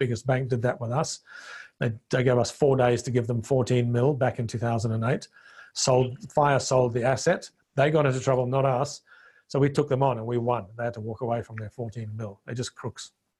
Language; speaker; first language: English; non-native, local second language; Bemba